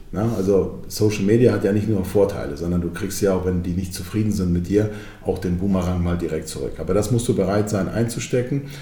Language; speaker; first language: German; early bilingual, other home language; Croatian